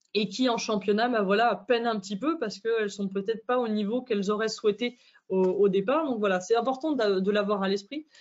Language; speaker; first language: French; native; French